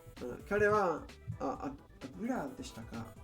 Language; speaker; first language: Japanese; non-native, learner; English